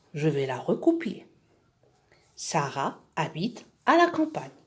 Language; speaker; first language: French; non-native, local second language; Arabic